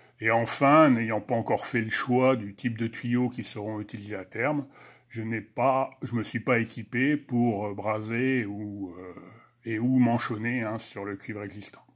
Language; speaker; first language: French; native; French